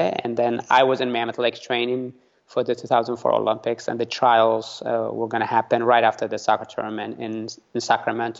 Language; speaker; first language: English; early bilingual, other home language; Tigrinya